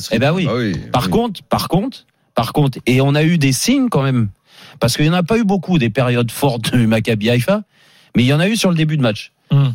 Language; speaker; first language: French; native; French